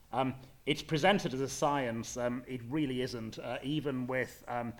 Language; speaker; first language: English; native; English